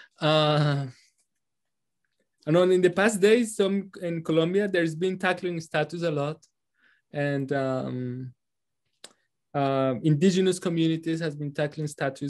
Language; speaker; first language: English; non-native, fluent; Spanish